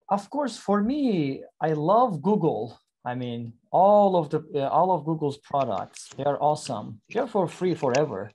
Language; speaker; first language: English; non-native, fluent; Persian